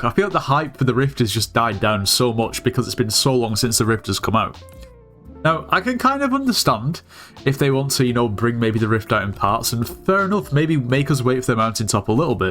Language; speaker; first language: English; native; English